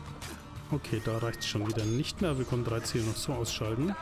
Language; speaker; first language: German; native; German